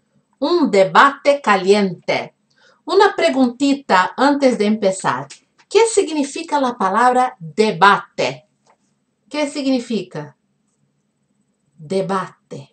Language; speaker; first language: Spanish; non-native, fluent; Portuguese